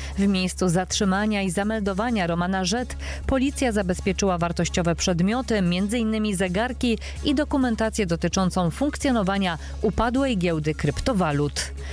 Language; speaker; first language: Polish; native; Polish